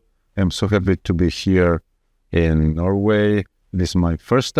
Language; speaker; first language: English; non-native, fluent; Spanish